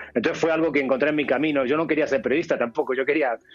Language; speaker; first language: Spanish; native; Spanish